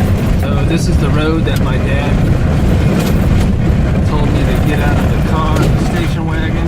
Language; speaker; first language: English; native; English